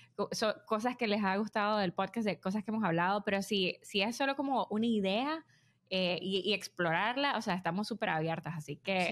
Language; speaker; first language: Spanish; native; Spanish